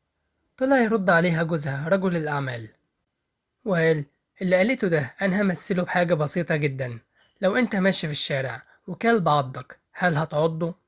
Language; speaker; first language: Arabic; native; Arabic